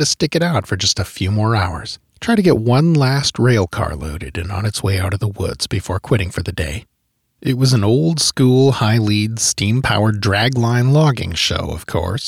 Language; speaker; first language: English; native; English